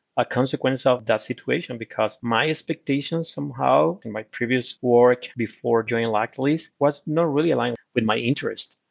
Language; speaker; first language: English; non-native, fluent; Spanish